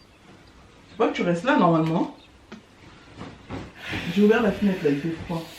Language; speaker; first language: French; native; French